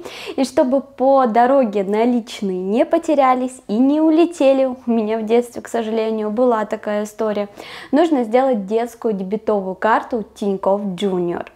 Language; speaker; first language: Russian; native; Russian